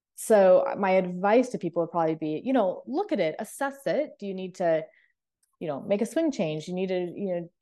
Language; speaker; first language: English; native; English